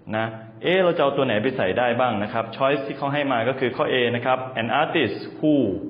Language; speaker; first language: Thai; native; Thai